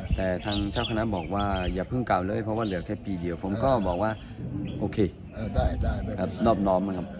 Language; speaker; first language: Thai; non-native, local second language; Akha